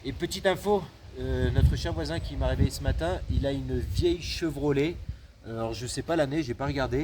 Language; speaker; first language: French; native; French